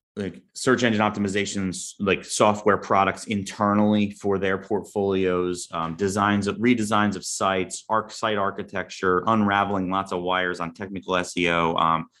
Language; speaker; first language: English; native; English